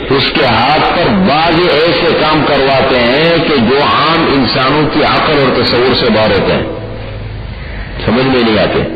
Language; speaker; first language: Urdu; non-native, local second language; Pashto